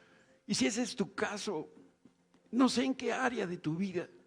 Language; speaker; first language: Spanish; native; Spanish